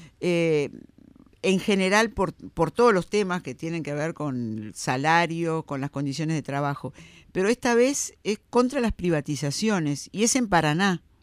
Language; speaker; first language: Spanish; native; Spanish